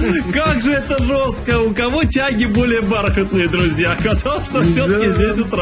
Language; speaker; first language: Russian; native; Russian